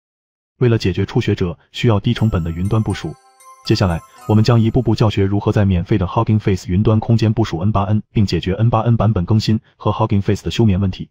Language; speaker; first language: Chinese; native; Chinese